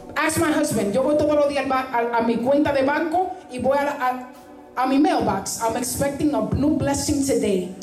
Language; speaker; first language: Spanish; early bilingual, heritage; Spanish